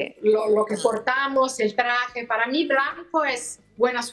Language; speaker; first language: Spanish; non-native, learner; Italian